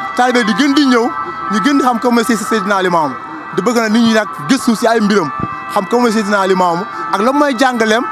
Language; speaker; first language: Wolof; native; Wolof